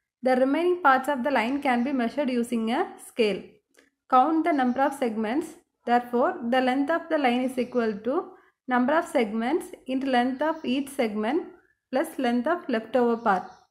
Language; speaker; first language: English; non-native, local second language; Tamil